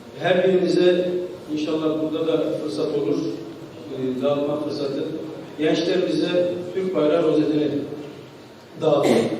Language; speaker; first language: Turkish; early bilingual, heritage; Turkish